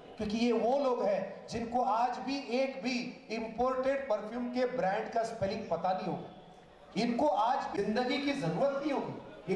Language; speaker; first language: Hindi; non-native, local second language; Malayalam